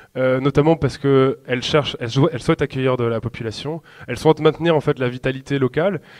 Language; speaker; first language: French; native; French